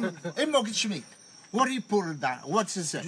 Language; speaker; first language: English; non-native, learner; Italian